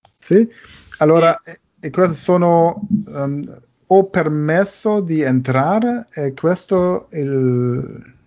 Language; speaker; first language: Italian; non-native, learner; German